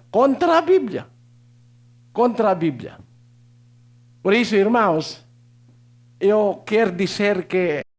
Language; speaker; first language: Portuguese; non-native, learner; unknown